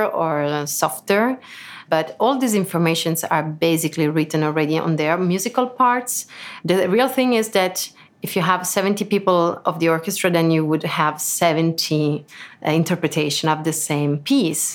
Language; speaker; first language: English; non-native, fluent; Italian